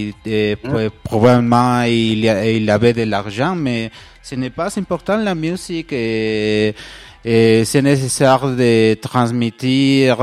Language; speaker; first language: French; non-native, learner; Spanish